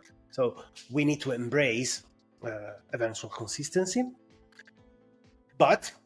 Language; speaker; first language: English; non-native, fluent; Italian